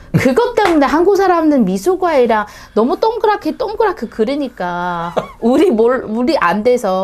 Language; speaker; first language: Korean; non-native, learner; Chinese